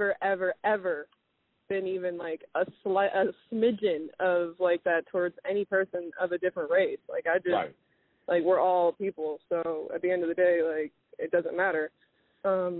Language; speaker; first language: English; native; English